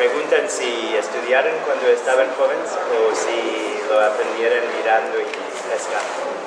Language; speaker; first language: Spanish; non-native, fluent; English